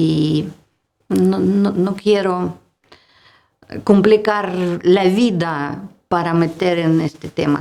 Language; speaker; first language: Spanish; non-native, learner; Russian